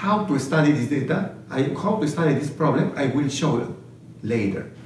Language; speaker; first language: English; non-native, fluent; Spanish